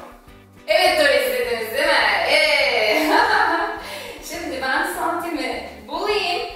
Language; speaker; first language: Turkish; non-native, fluent; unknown